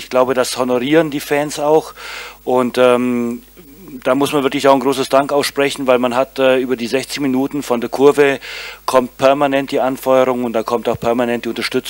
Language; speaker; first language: German; native; German